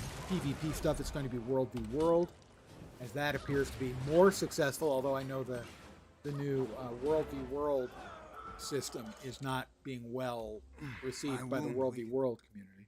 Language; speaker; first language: English; native; English